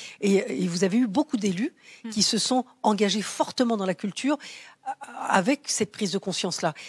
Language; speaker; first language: French; native; French